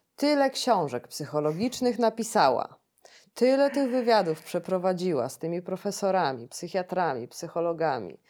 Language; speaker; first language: Polish; native; Polish